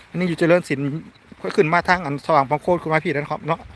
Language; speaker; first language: Thai; native; Thai